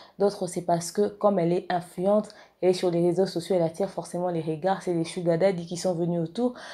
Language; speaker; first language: French; non-native, local second language; Lingala